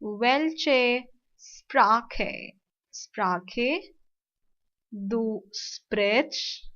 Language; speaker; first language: German; non-native, learner; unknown